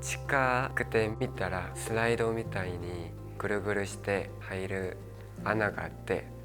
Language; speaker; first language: Japanese; non-native, learner; Korean